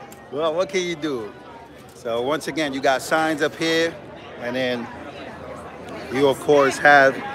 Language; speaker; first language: English; early bilingual, other home language; Spanish